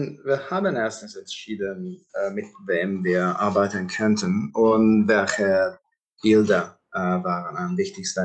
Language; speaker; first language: German; non-native, fluent; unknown